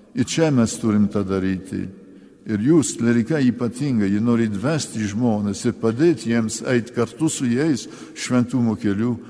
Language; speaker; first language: Lithuanian; early bilingual, heritage; Lithuanian